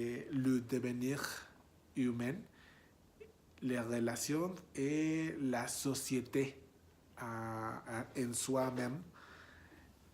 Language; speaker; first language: French; non-native, learner; Spanish